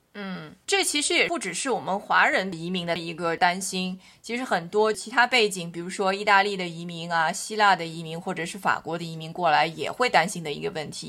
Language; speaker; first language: Chinese; native; Chinese